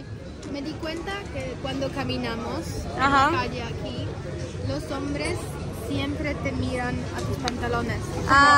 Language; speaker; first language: Spanish; non-native, learner; English